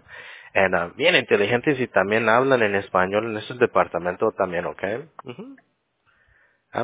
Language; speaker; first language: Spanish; early bilingual, heritage; Spanish